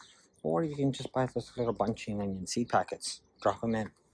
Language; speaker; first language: English; native; English